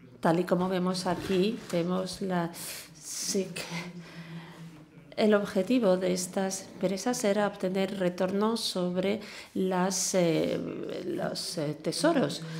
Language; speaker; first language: Spanish; non-native, fluent; English